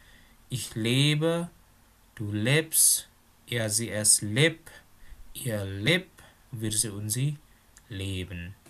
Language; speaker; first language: German; non-native, fluent; Indonesian